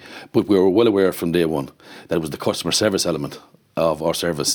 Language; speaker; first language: English; native; English